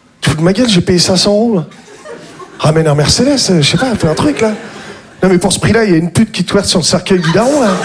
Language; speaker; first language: French; native; French